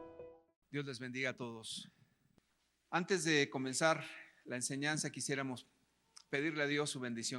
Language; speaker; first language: Spanish; native; Spanish